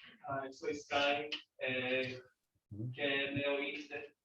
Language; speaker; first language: Spanish; non-native, learner; English